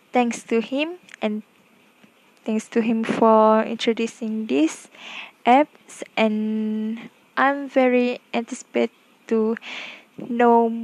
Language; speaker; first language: English; non-native, local second language; Malay